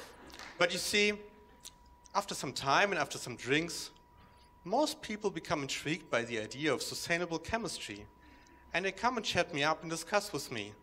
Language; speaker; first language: English; non-native, fluent; German